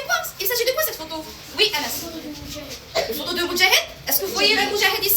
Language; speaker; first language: French; non-native, local second language; Arabic